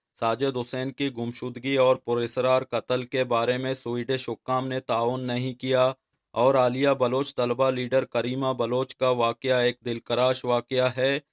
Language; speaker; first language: Urdu; non-native, local second language; Baluchi